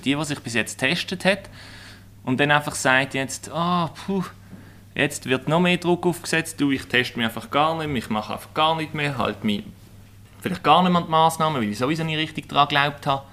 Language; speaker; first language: German; native; German